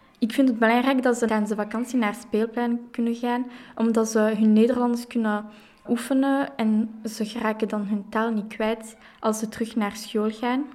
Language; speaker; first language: Dutch; non-native, local second language; French